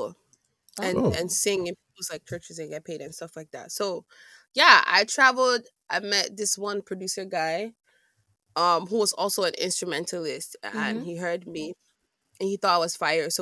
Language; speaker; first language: English; non-native, local second language; Igbo